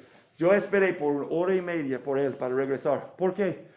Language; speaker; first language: Spanish; non-native, fluent; English